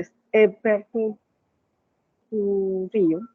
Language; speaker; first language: Portuguese; non-native, learner; Spanish